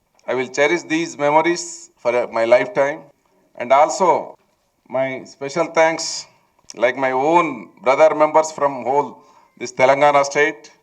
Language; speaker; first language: English; non-native, local second language; Telugu